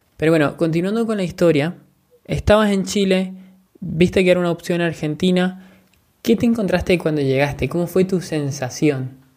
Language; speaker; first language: Spanish; native; Spanish